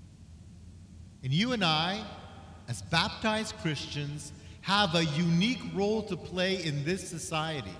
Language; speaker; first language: English; native; English